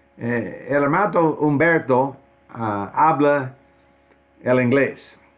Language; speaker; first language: Spanish; non-native, fluent; English